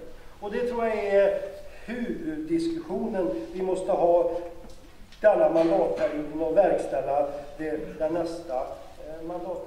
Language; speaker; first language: Swedish; native; Swedish